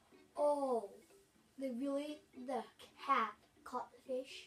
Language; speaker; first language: English; native; English